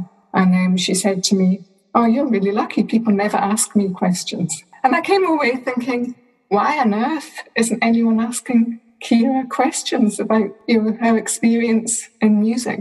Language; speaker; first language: English; native; English